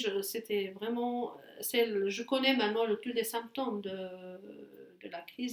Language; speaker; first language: French; non-native, fluent; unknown